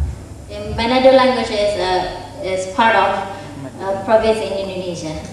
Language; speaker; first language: English; non-native, fluent; Indonesian